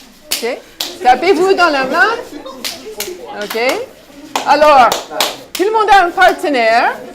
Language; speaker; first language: French; non-native, fluent; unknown